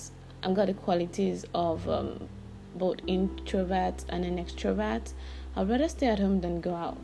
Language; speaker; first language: English; non-native, local second language; Yoruba